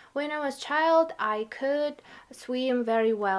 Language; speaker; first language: English; non-native, fluent; Kazakh